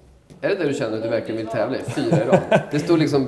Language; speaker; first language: Swedish; native; Swedish